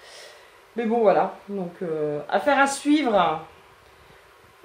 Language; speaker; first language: French; native; French